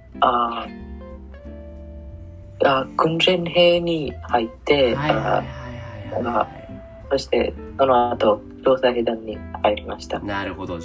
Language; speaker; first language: Japanese; non-native, learner; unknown